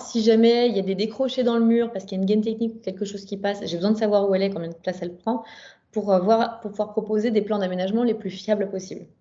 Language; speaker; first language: French; native; French